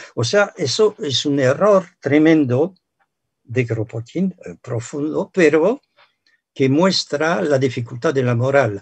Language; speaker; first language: Spanish; non-native, fluent; French